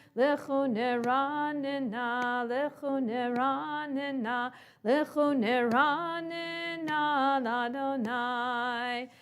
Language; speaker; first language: English; native; English